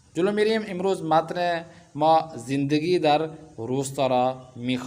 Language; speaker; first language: Persian; non-native, fluent; Urdu